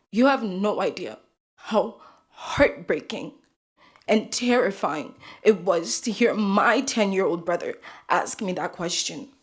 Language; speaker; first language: English; early bilingual, other home language; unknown